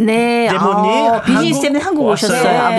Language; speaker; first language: Korean; native; Korean